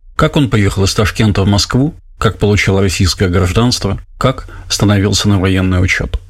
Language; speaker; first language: Russian; native; Russian